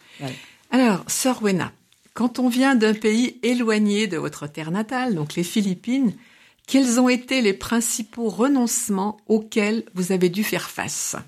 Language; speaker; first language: French; native; French